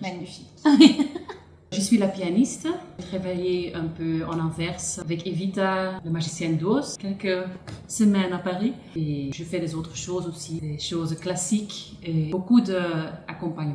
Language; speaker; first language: French; non-native, local second language; Dutch